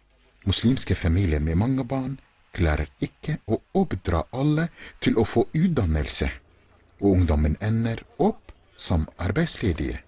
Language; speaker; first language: Norwegian; non-native, fluent; Arabic